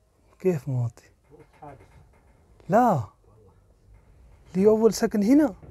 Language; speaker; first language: Arabic; non-native, learner; Urdu